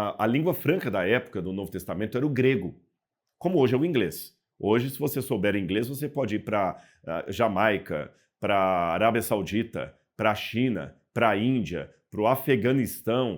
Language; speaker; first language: Portuguese; native; Portuguese